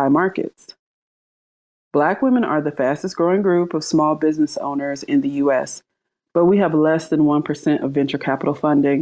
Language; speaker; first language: English; native; English